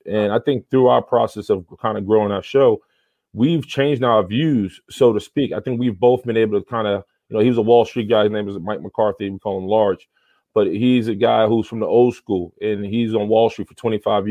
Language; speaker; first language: English; native; English